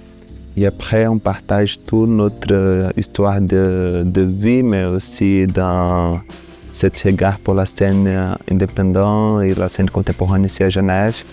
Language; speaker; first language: French; non-native, fluent; Portuguese